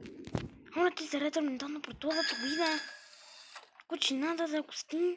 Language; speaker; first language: Spanish; native; Spanish